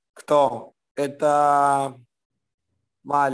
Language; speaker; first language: Russian; non-native, learner; Spanish